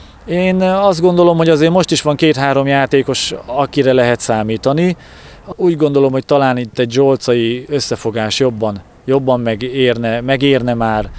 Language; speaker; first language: Hungarian; native; Hungarian